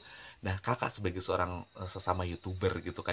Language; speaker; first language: Indonesian; native; Indonesian